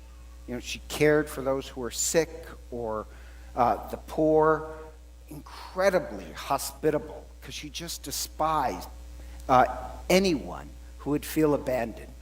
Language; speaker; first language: English; native; English